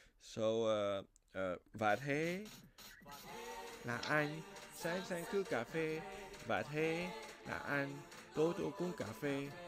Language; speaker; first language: Vietnamese; non-native, fluent; French